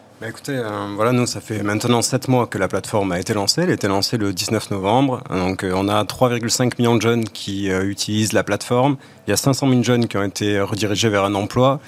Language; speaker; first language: French; native; French